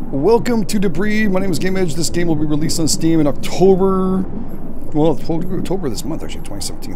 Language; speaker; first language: English; native; English